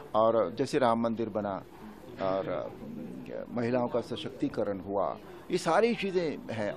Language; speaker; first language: Hindi; native; Hindi